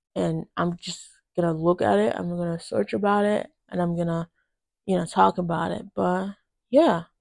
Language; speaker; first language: English; non-native, local second language; Yoruba